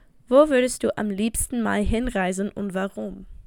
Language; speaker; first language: German; non-native, fluent; English